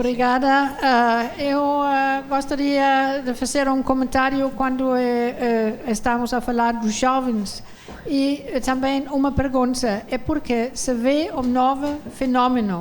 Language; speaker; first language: Portuguese; non-native, fluent; Danish